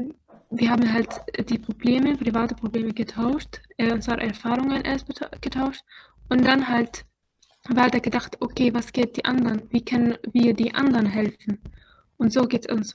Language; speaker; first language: German; non-native, fluent; Arabic